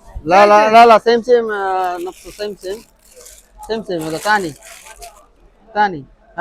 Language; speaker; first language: Arabic; non-native, learner; Bangla